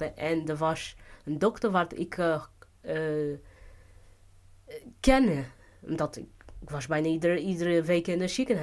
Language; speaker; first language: Dutch; non-native, fluent; Portuguese